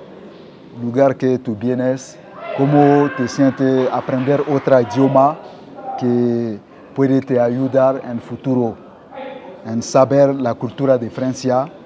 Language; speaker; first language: Spanish; non-native, learner; French